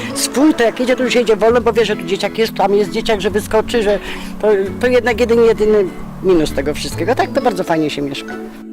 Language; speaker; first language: Polish; native; Polish